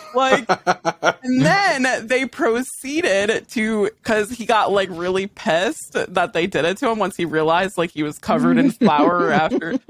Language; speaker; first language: English; native; English